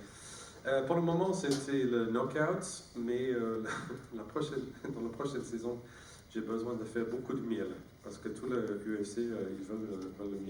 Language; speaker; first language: French; non-native, fluent; English